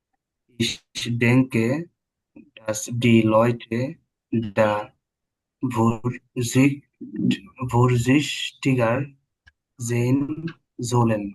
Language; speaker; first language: German; non-native, learner; Bangla